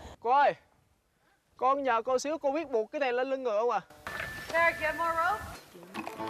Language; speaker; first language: Vietnamese; native; Vietnamese